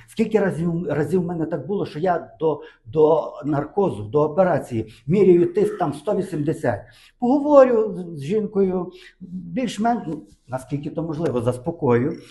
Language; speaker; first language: Ukrainian; native; Ukrainian